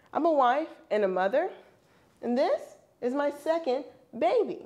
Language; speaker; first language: English; non-native, fluent; German